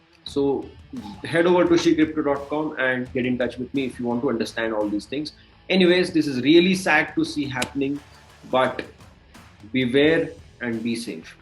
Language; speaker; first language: English; non-native, local second language; Marathi